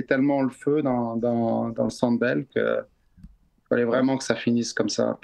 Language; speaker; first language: French; native; French